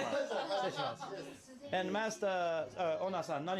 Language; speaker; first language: Japanese; non-native, learner; English